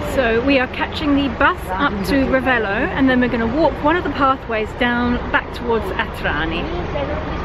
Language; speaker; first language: English; native; English